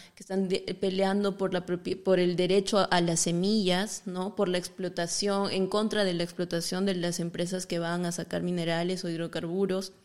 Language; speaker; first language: Spanish; native; Spanish